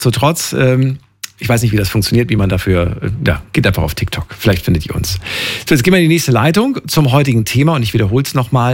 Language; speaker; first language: German; native; German